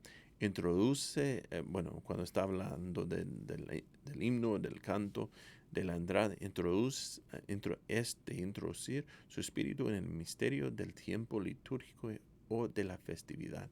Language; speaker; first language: Spanish; non-native, fluent; English